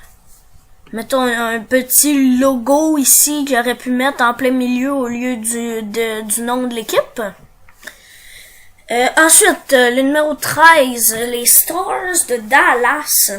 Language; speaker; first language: French; native; French